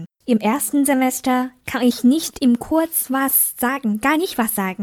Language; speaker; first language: German; non-native, learner; Chinese